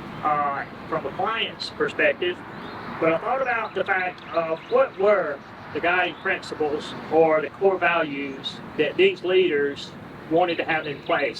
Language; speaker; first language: English; native; English